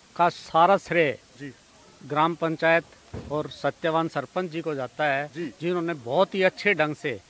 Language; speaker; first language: Hindi; native; Hindi